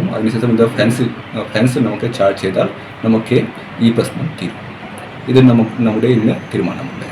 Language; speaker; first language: Malayalam; non-native, learner; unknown